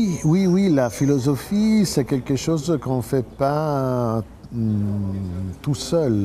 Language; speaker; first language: French; non-native, fluent; Italian